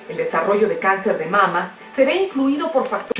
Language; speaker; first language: Spanish; native; Spanish